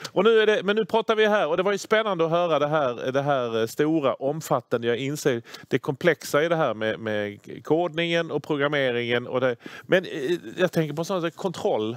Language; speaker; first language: Swedish; native; Swedish